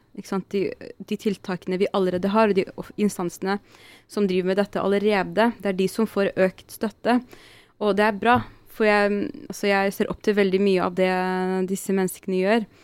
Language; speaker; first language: Norwegian; early bilingual, other home language; Arabic